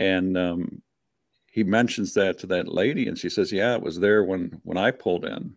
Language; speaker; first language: English; native; English